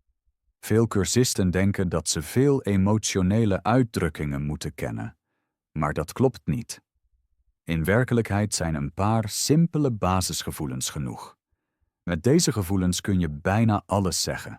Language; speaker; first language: Dutch; non-native, fluent; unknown